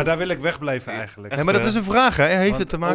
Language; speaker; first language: Dutch; native; Dutch